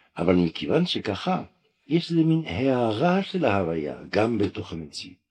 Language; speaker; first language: Hebrew; non-native, fluent; French